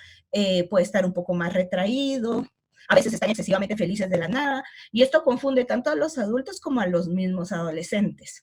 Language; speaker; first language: Spanish; native; Spanish